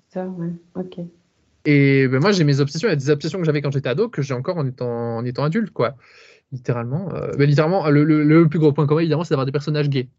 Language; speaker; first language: French; native; French